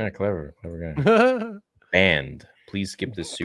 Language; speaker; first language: English; native; English